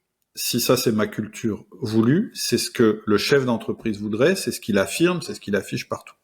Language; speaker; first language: French; native; French